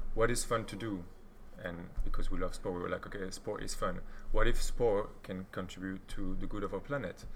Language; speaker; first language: English; non-native, fluent; French